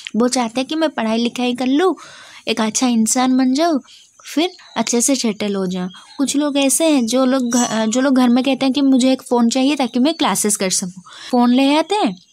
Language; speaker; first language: Hindi; non-native, local second language; Odia